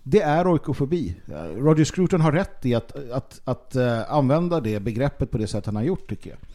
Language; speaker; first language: Swedish; native; Swedish